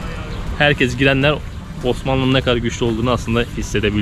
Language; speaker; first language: Turkish; native; Turkish